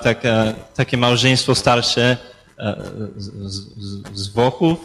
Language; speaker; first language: Polish; early bilingual, heritage; Polish